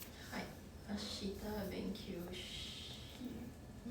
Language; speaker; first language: Japanese; non-native, learner; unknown